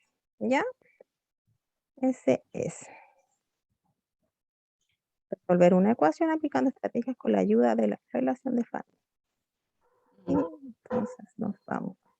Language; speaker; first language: Spanish; native; Spanish